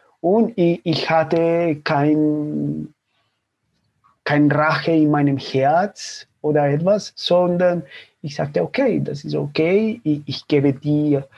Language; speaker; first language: German; non-native, fluent; Spanish